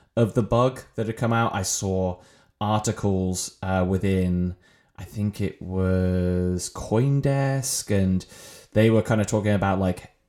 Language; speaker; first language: English; native; English